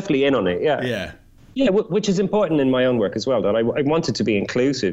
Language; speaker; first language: English; native; English